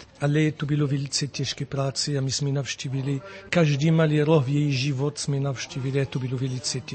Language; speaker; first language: Czech; non-native, learner; French